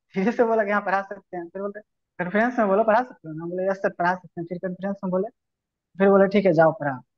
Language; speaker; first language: Hindi; native; Hindi